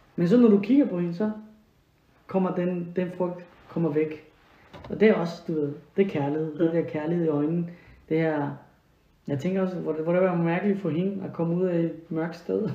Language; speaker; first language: Danish; non-native, fluent; Spanish